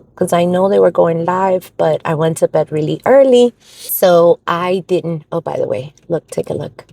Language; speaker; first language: English; native; English